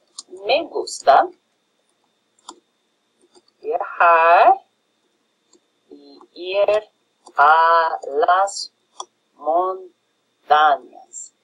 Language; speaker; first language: Spanish; non-native, fluent; English